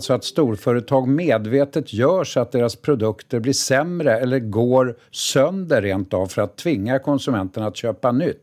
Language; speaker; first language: Swedish; native; Swedish